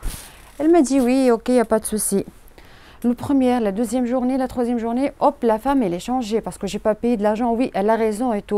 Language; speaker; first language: French; non-native, learner; Arabic